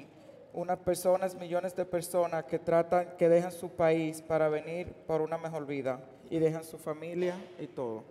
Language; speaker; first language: Spanish; non-native, learner; English